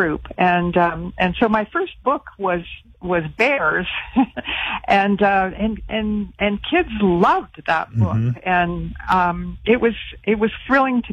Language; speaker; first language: English; native; English